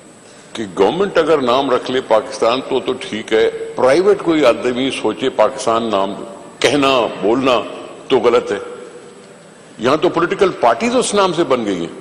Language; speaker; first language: Hindi; non-native, local second language; Sindhi